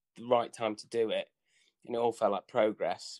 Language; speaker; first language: English; native; English